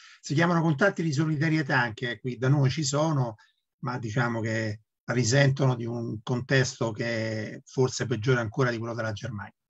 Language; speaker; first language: Italian; native; Italian